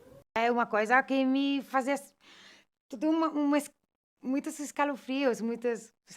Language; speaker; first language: Portuguese; non-native, fluent; Italian